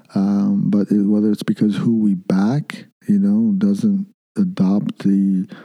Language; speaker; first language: English; early bilingual, other home language; Arabic